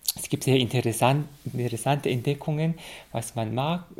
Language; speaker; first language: German; non-native, fluent; Korean